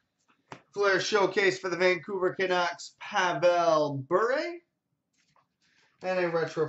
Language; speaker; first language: English; native; English